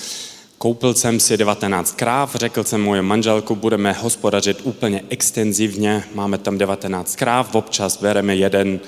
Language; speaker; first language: Czech; early bilingual, heritage; Czech